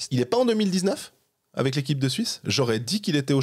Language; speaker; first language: French; native; French